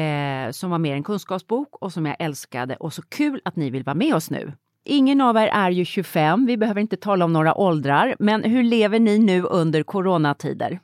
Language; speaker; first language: Swedish; native; Swedish